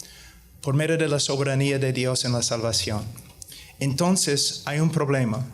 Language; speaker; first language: Spanish; non-native, fluent; English